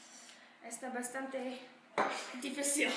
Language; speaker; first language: Spanish; non-native, learner; English